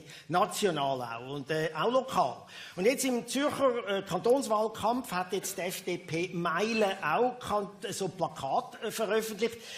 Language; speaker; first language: German; native; German